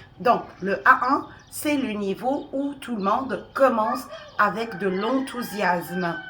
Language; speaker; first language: French; non-native, local second language; Arabic